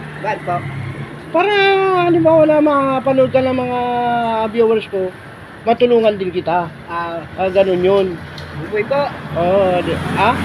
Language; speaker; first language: Filipino; non-native, local second language; Bikol